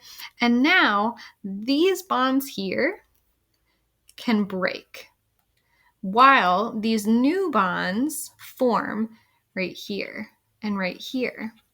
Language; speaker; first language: English; native; English